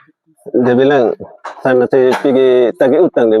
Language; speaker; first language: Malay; non-native, local second language; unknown